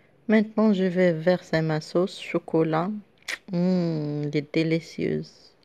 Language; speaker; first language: French; non-native, local second language; Arabic